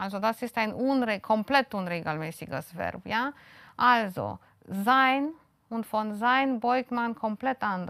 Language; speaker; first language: German; non-native, fluent; Romanian